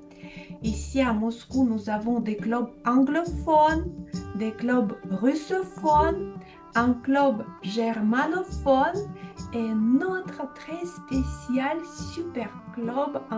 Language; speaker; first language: French; non-native, fluent; Russian